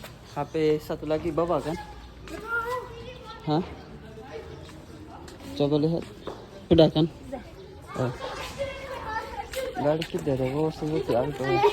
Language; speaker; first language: Indonesian; non-native, learner; Urdu